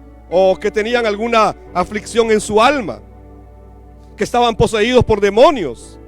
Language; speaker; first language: Spanish; native; Spanish